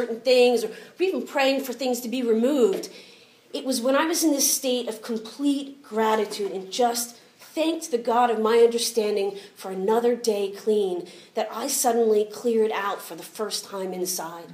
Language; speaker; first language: English; native; English